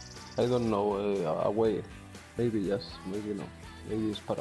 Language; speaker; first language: English; non-native, learner; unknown